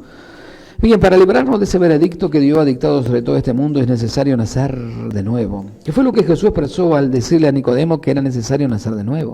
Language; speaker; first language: Spanish; native; Spanish